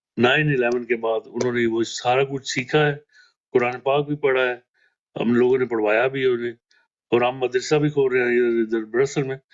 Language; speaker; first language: Urdu; non-native, local second language; Punjabi